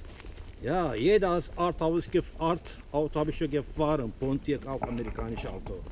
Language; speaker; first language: German; non-native, fluent; Turkish